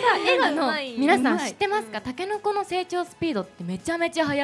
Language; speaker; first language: Japanese; native; Japanese